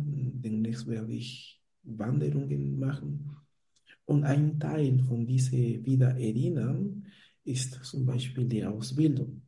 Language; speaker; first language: German; non-native, fluent; Spanish